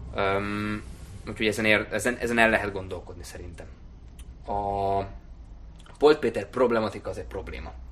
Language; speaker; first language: Hungarian; non-native, local second language; German